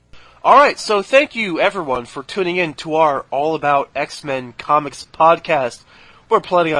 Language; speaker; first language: English; native; English